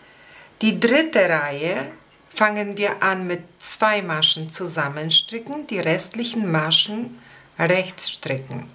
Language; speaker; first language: German; non-native, fluent; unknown